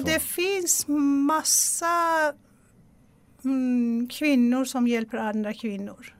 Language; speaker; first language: Swedish; non-native, local second language; Persian